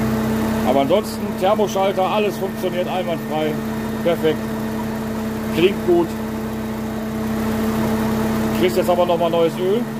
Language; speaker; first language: German; native; German